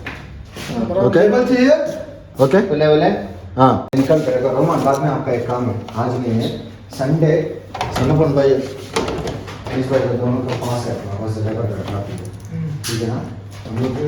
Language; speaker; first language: Hindi; non-native, local second language; Tamil